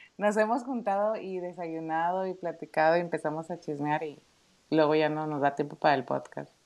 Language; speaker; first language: Spanish; native; Spanish